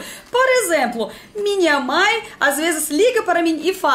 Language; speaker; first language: Portuguese; non-native, learner; Russian